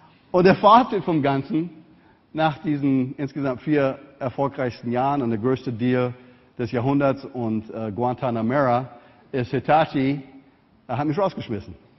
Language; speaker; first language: German; non-native, fluent; English